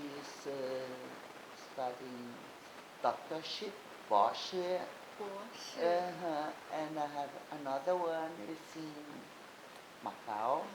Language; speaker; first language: English; non-native, learner; Portuguese